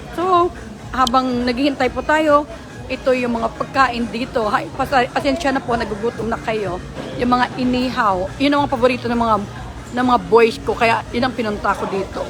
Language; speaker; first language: Filipino; non-native, local second language; Hiligaynon